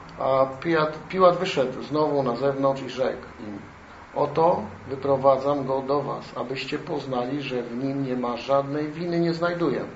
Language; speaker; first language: Polish; native; Polish